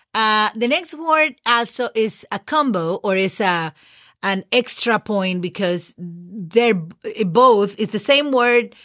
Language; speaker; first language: English; non-native, fluent; Spanish